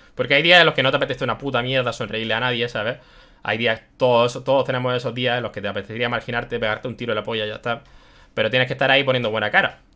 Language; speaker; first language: Spanish; early bilingual, other home language; German